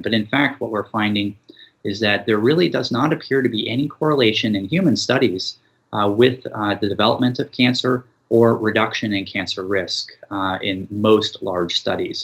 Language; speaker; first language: English; native; English